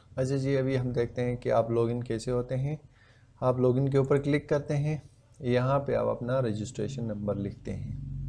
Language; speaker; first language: Urdu; non-native, local second language; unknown